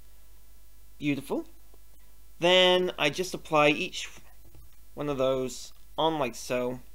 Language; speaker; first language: English; native; English